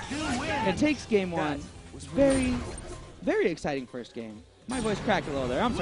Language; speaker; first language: English; native; English